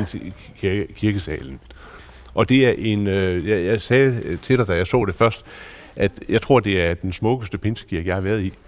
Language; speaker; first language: Danish; native; Danish